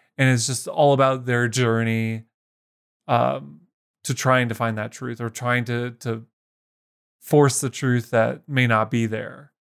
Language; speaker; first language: English; native; English